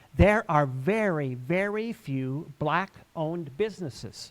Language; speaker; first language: English; native; English